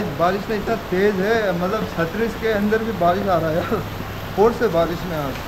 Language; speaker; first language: Hindi; non-native, local second language; Nepali